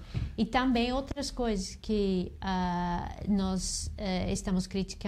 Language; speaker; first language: Portuguese; non-native, learner; English